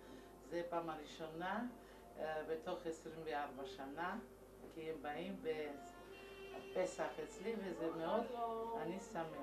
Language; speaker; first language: Hebrew; non-native, learner; Georgian